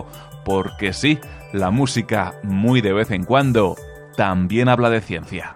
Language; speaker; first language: Spanish; native; Spanish